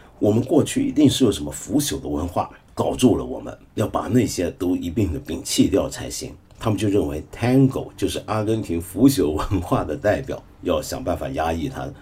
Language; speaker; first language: Chinese; native; Chinese